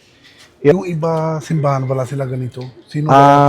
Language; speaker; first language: Filipino; non-native, learner; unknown